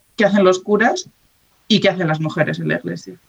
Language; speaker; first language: Spanish; native; Spanish